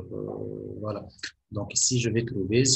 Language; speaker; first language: French; non-native, local second language; Arabic